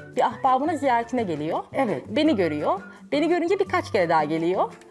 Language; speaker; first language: Turkish; native; Turkish